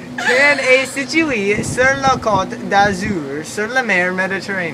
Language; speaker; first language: French; non-native, learner; English